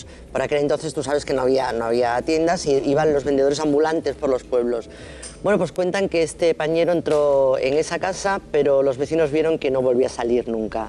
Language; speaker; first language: Spanish; native; Spanish